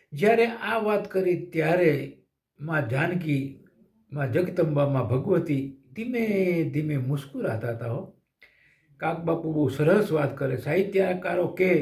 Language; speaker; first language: Gujarati; native; Gujarati